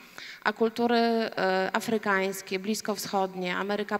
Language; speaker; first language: Polish; native; Polish